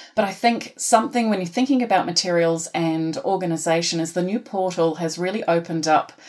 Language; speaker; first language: English; native; English